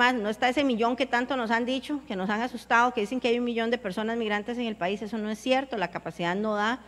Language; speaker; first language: Spanish; native; Spanish